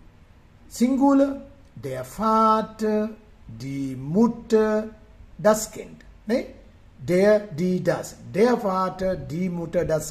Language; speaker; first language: German; non-native, fluent; Sinhala